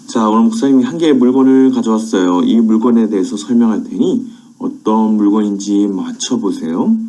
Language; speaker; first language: Korean; native; Korean